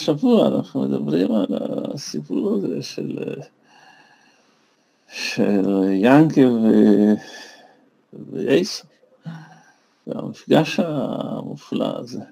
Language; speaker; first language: Hebrew; non-native, fluent; Russian